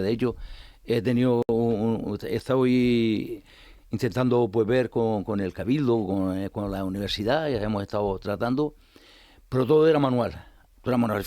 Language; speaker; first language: Spanish; native; Spanish